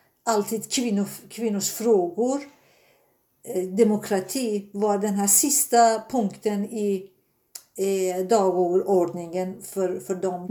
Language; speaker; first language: Swedish; non-native, fluent; Persian